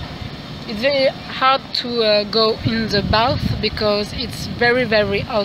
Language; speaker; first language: English; non-native, learner; French